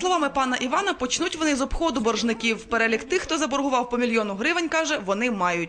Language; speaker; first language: Ukrainian; native; Ukrainian